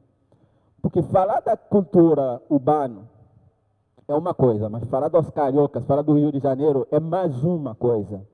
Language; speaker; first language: Portuguese; non-native, learner; Haitian Creole